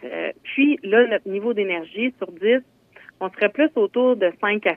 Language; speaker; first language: French; native; French